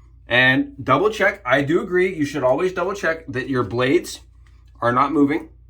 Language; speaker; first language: English; native; English